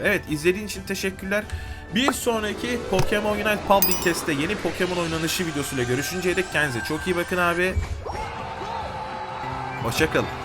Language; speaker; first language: Turkish; native; Turkish